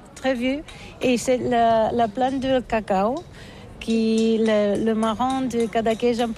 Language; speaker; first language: French; non-native, learner; Catalan